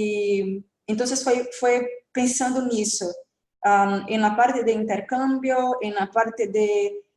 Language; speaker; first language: Spanish; non-native, fluent; Portuguese